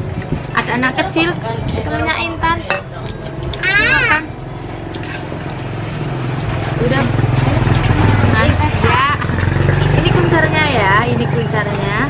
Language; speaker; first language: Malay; non-native, local second language; Javanese